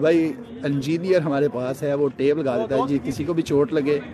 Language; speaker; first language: Urdu; non-native, local second language; Punjabi